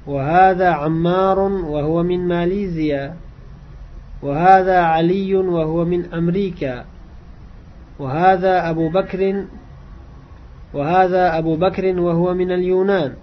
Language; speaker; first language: Arabic; non-native, fluent; Uzbek